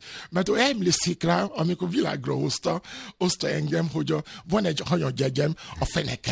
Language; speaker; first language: Hungarian; non-native, fluent; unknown